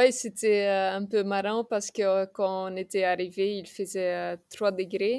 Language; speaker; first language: French; non-native, local second language; Dutch